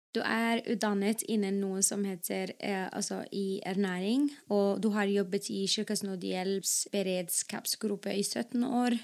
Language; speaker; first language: Norwegian; non-native, fluent; Arabic